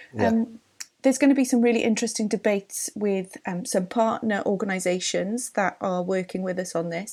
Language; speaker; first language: English; native; English